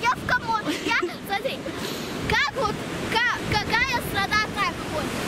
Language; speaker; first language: Russian; non-native, local second language; Lithuanian